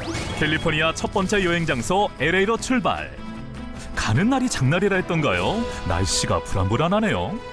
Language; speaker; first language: Korean; native; Korean